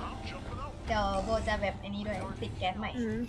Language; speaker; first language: Japanese; non-native, learner; Thai